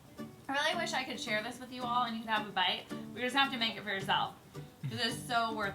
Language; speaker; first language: English; native; English